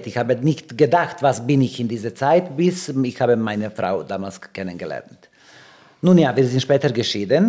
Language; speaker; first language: German; non-native, learner; Serbian